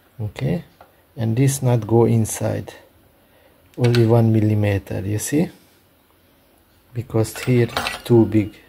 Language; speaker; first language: English; non-native, learner; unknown